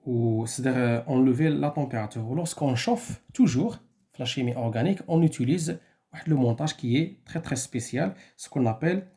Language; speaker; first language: French; non-native, local second language; Arabic